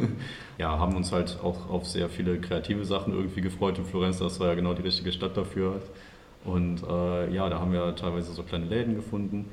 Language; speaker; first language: German; native; German